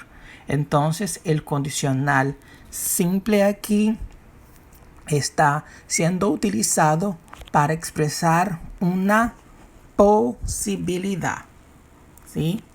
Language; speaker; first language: Spanish; non-native, fluent; Portuguese